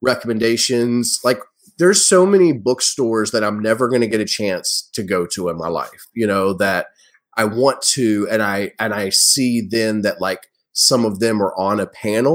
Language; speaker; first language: English; native; English